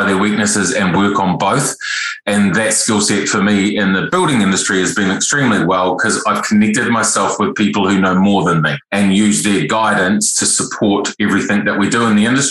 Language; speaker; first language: English; native; English